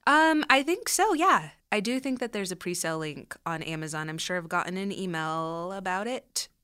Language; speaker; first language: English; early bilingual, other home language; Spanish